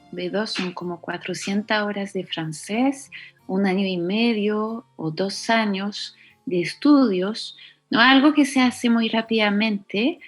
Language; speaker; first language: Spanish; non-native, fluent; French